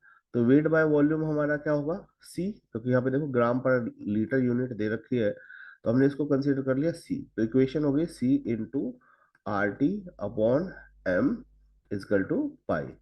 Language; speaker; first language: Hindi; native; Hindi